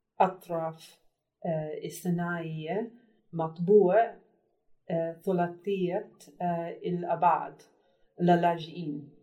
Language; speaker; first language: Arabic; non-native, learner; English